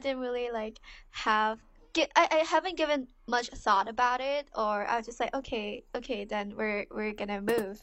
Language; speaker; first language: English; non-native, local second language; Cantonese